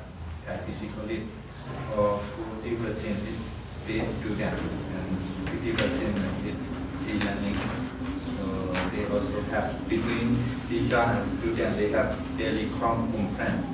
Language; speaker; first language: English; non-native, learner; Shan